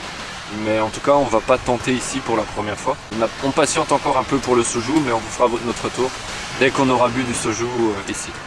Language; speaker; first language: French; native; French